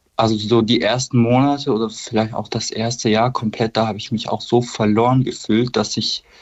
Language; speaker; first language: German; non-native, fluent; Arabic